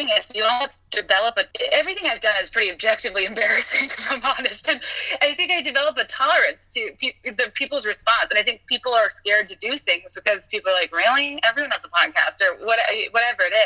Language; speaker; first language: English; native; English